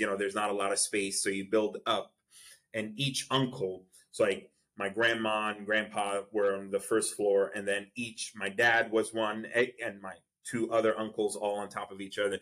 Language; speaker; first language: English; non-native, fluent; Arabic